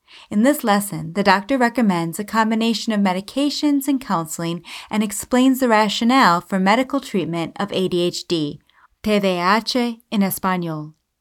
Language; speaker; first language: English; native; English